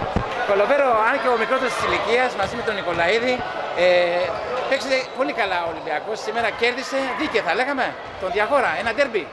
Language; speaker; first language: Greek; native; Greek